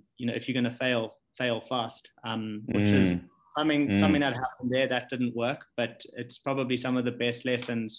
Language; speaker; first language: English; native; English